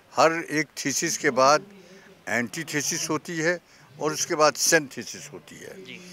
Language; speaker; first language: Hindi; native; Hindi